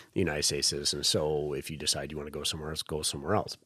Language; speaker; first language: English; native; English